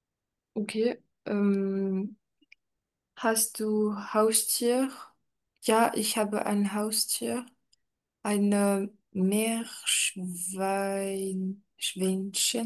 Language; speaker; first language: German; non-native, learner; French